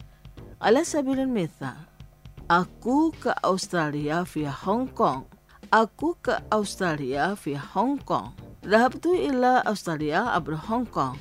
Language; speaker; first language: Arabic; non-native, fluent; Indonesian